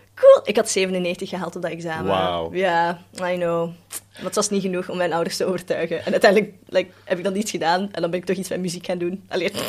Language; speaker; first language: Dutch; early bilingual, other home language; Cantonese